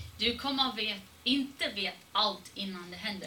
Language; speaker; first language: Swedish; non-native, learner; English